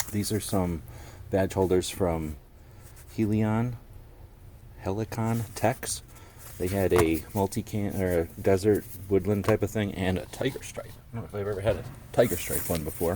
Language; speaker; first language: English; native; English